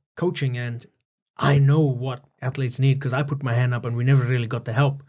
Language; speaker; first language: English; native; English